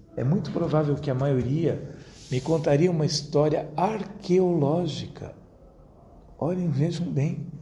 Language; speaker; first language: Portuguese; non-native, local second language; Italian